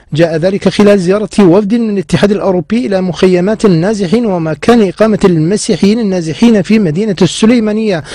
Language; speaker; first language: Arabic; non-native, local second language; Kurdish